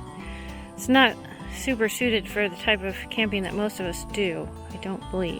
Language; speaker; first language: English; native; English